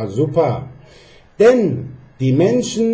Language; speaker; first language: German; non-native, fluent; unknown